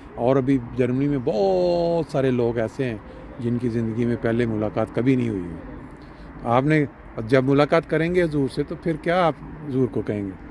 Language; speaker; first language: Urdu; non-native, local second language; Punjabi